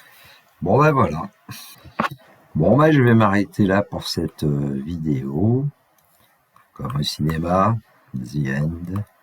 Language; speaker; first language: French; native; French